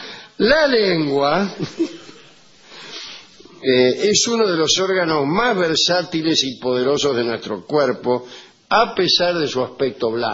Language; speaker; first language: Spanish; native; Spanish